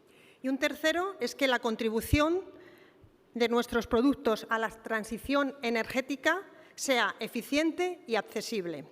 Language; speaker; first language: Spanish; native; Spanish